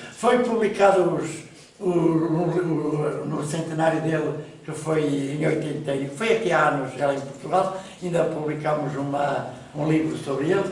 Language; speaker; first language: Portuguese; native; Portuguese